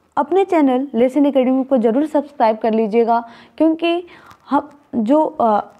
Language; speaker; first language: Hindi; native; Hindi